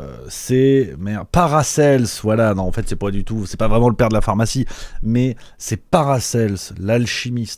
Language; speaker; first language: French; native; French